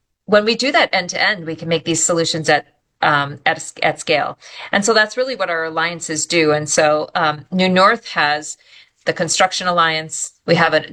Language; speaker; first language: English; native; English